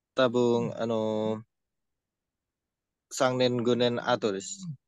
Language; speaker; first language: Japanese; non-native, learner; Indonesian